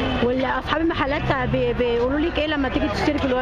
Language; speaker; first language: Arabic; native; Arabic